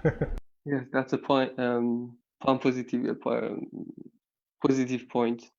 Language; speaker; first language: English; non-native, learner; Persian